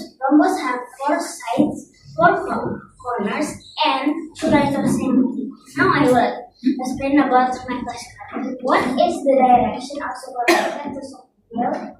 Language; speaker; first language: English; non-native, learner; Indonesian